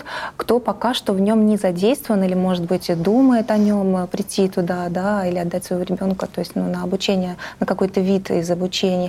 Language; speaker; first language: Russian; native; Russian